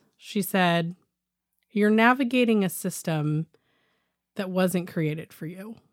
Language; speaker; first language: English; native; English